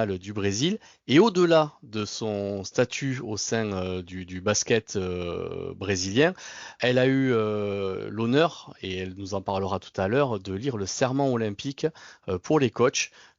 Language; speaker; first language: French; native; French